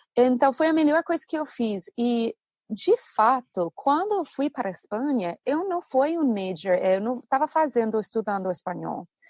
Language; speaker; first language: Portuguese; non-native, fluent; English